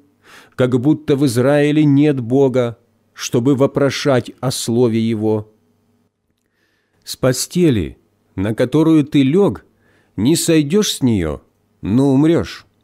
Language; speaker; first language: Russian; native; Russian